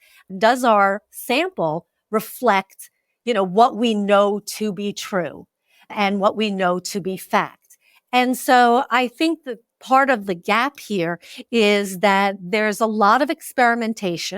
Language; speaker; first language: English; native; English